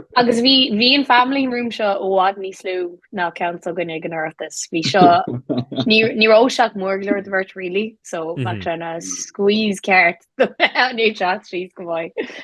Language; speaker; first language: Irish; native; Irish